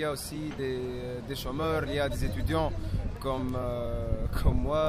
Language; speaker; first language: French; non-native, local second language; Arabic